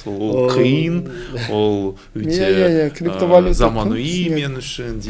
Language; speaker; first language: Kazakh; non-native, learner; Russian